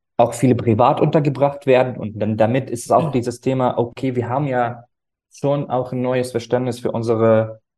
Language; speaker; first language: German; non-native, fluent; Arabic